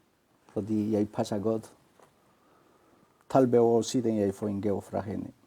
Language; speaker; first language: Danish; non-native, learner; Spanish